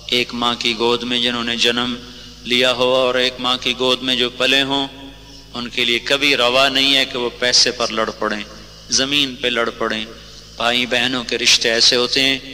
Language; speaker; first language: Urdu; non-native, local second language; Punjabi